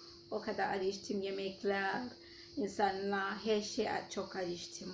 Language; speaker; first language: Turkish; non-native, fluent; Nyanja